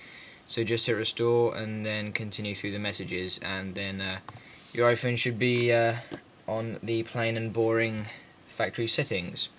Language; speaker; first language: English; native; English